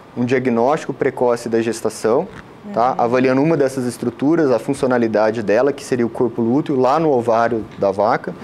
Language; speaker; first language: Portuguese; native; Portuguese